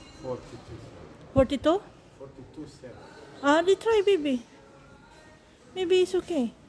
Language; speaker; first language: English; non-native, learner; Filipino